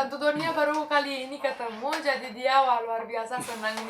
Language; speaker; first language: Indonesian; non-native, fluent; Romanian